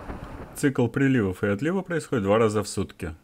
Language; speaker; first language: Russian; native; Russian